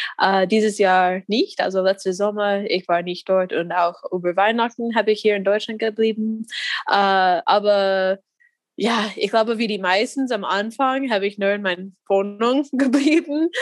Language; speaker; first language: German; non-native, learner; English